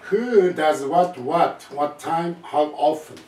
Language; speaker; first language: English; non-native, fluent; Japanese